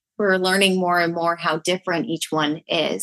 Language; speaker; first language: English; native; English